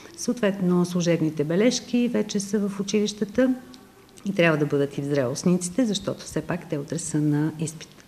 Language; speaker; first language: Bulgarian; native; Bulgarian